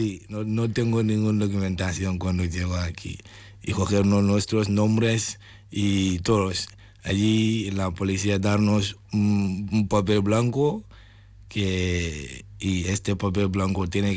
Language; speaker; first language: Spanish; non-native, learner; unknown